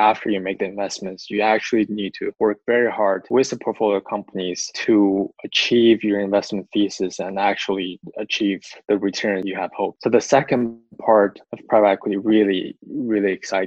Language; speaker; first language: English; non-native, fluent; Chinese